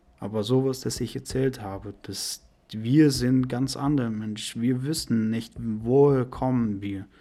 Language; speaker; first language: German; non-native, learner; Persian